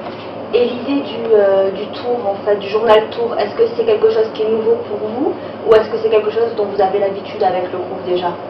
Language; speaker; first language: French; native; French